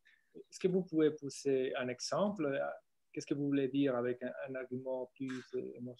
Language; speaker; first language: French; non-native, fluent; Spanish